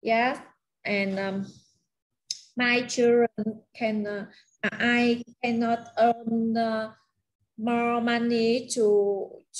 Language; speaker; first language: English; non-native, learner; Vietnamese